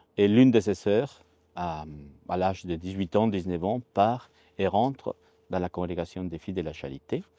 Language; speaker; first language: French; non-native, fluent; Spanish